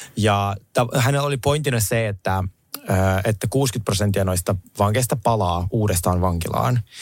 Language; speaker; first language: Finnish; non-native, fluent; Russian